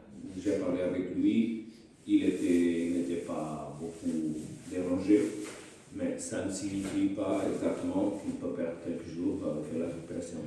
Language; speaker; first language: French; non-native, fluent; Portuguese